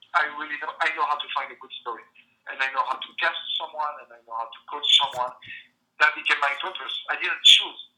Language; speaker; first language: English; non-native, fluent; French